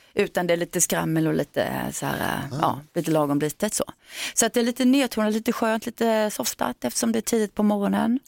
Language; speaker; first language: Swedish; native; Swedish